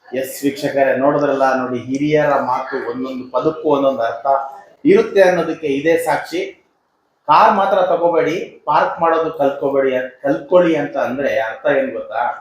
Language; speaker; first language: Kannada; non-native, local second language; Urdu